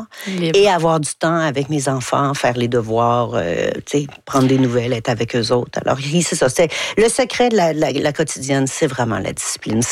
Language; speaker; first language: French; native; French